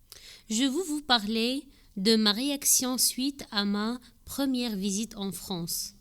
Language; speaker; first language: French; non-native, learner; Arabic